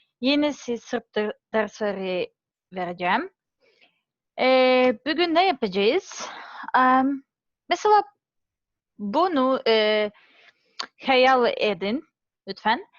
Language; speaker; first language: Turkish; non-native, learner; Serbian